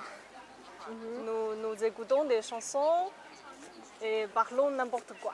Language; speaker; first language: French; non-native, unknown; Chinese